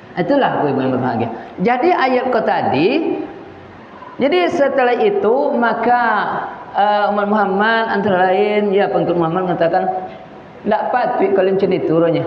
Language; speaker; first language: Malay; native; Malay